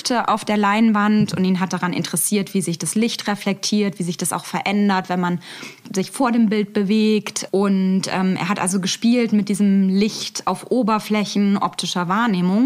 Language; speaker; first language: German; native; German